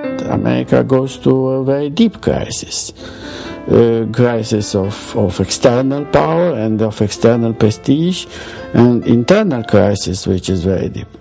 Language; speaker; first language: English; non-native, fluent; Romanian